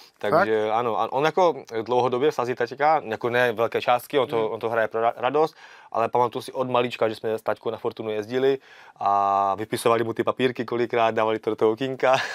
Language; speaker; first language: Czech; early bilingual, other home language; Vietnamese